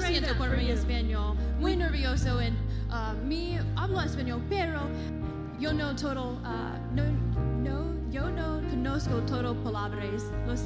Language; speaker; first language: Spanish; non-native, learner; English